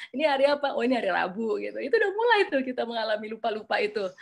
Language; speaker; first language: Indonesian; native; Indonesian